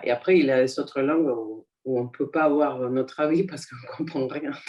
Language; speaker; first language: French; non-native, fluent; Spanish